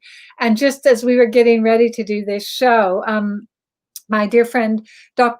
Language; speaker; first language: English; native; English